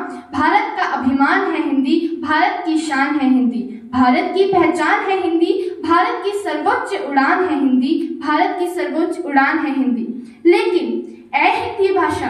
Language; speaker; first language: Hindi; native; Hindi